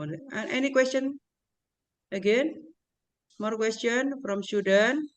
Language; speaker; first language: English; non-native, learner; Indonesian